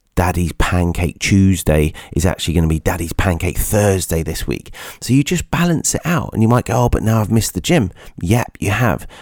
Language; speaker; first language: English; native; English